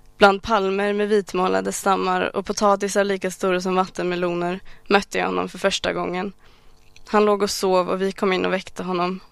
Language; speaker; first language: Swedish; early bilingual, other home language; Arabic